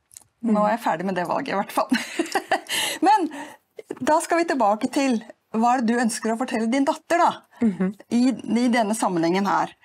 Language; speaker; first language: Norwegian; native; Norwegian